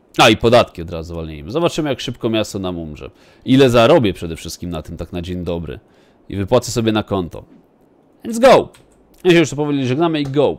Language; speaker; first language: Polish; native; Polish